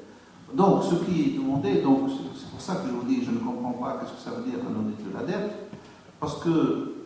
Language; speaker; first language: French; non-native, local second language; Arabic